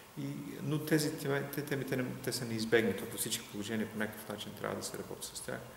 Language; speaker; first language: Bulgarian; non-native, local second language; Turkish